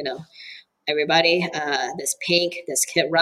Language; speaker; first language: English; early bilingual, other home language; Cantonese